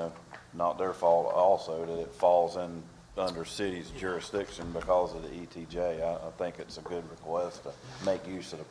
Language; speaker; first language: English; native; English